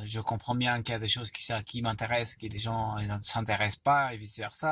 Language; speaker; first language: French; non-native, fluent; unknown